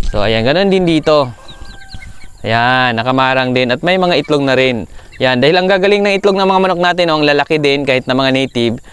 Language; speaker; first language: Filipino; non-native, local second language; Cebuano